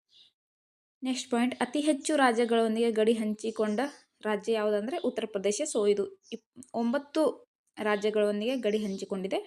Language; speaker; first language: Kannada; native; Kannada